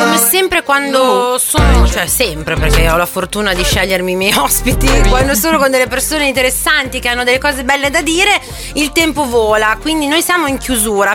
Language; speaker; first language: Italian; native; Italian